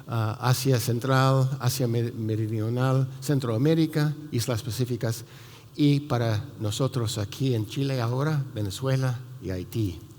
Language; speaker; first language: Spanish; non-native, fluent; English